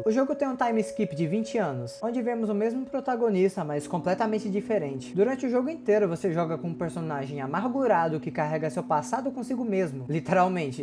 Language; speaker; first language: Portuguese; native; Portuguese